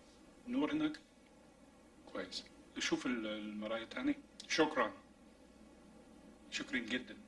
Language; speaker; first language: Arabic; non-native, learner; English